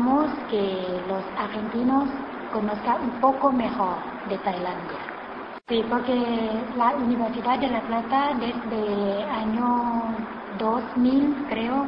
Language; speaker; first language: Spanish; non-native, learner; Thai